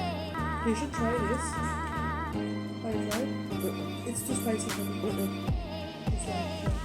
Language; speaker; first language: English; non-native, fluent; French